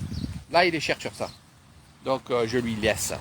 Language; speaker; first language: French; native; French